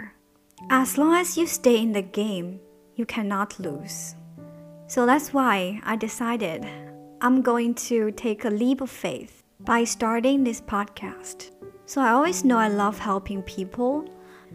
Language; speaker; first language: English; non-native, fluent; Chinese